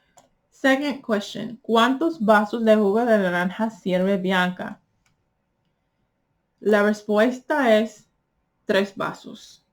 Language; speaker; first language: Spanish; early bilingual, heritage; Spanish